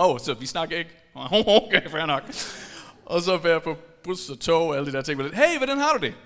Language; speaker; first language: Danish; non-native, fluent; English